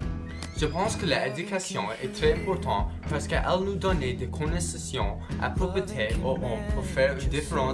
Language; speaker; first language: French; non-native, local second language; English